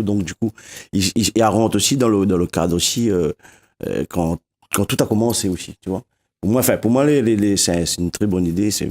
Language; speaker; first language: French; non-native, local second language; Réunion Creole French